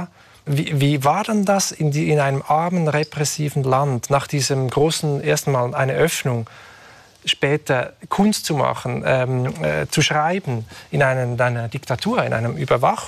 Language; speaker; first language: German; native; German